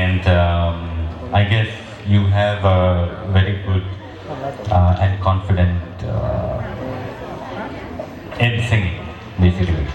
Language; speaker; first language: English; non-native, local second language; Kok Borok